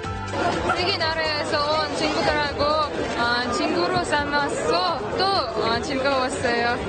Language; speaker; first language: Korean; non-native, learner; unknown